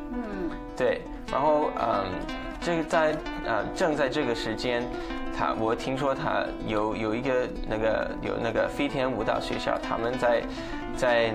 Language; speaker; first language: Chinese; non-native, fluent; English